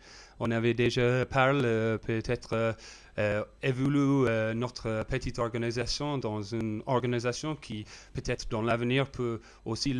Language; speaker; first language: French; non-native, learner; English